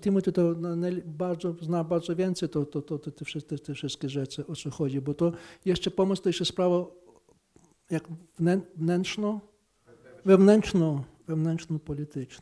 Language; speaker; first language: Polish; non-native, fluent; Ukrainian